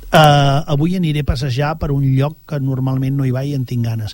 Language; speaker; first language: Catalan; native; Catalan